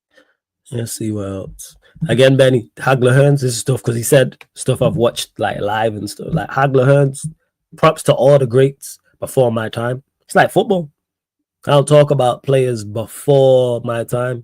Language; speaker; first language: English; native; English